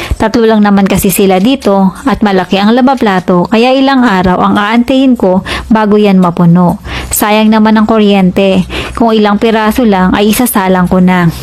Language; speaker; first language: Filipino; native; Filipino